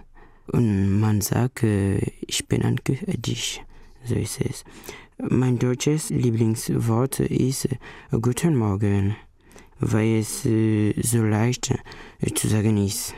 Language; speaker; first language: German; non-native, learner; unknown